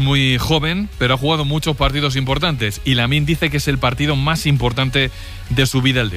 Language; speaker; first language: Spanish; native; Spanish